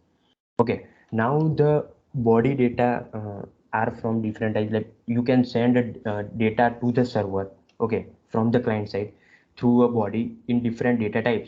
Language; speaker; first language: English; non-native, local second language; Gujarati